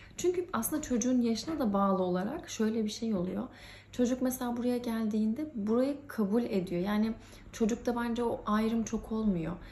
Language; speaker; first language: Turkish; native; Turkish